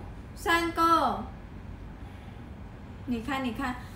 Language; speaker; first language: Chinese; non-native, learner; Vietnamese